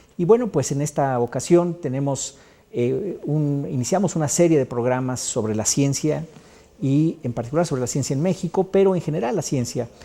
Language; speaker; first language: Spanish; native; Spanish